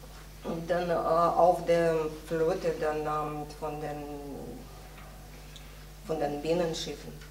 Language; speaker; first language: German; non-native, fluent; Russian